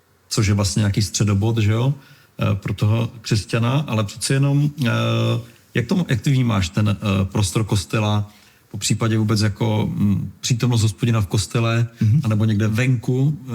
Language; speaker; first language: Czech; native; Czech